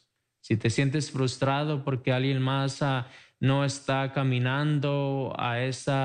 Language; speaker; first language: Spanish; native; Spanish